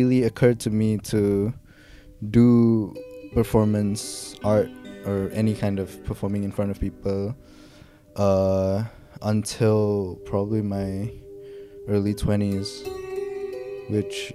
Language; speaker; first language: English; non-native, local second language; Pattani Malay